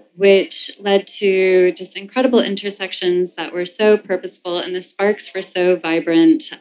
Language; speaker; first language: English; native; English